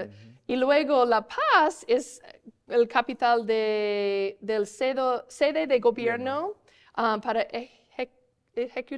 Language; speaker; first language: Spanish; non-native, learner; English